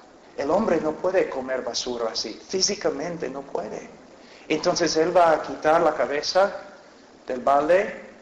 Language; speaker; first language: Spanish; non-native, fluent; English